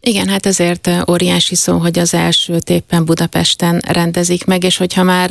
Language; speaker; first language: Hungarian; native; Hungarian